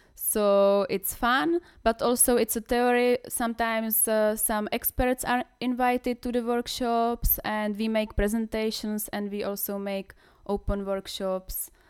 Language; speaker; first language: English; non-native, fluent; Czech